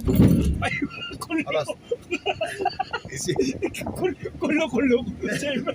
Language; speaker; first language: Arabic; non-native, learner; Filipino